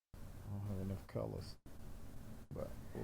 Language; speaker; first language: English; native; English